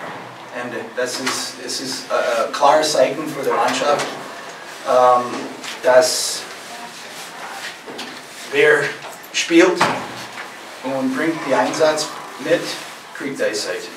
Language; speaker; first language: German; non-native, fluent; English